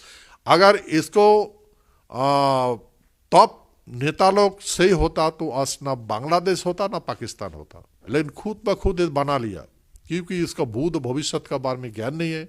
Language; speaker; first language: Hindi; non-native, local second language; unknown